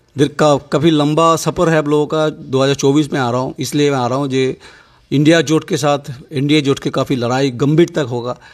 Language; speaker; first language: Hindi; non-native, local second language; Bangla